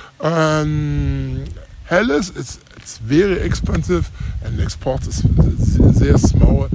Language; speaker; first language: English; non-native, learner; German